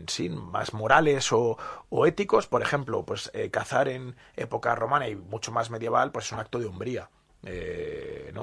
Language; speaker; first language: Spanish; native; Spanish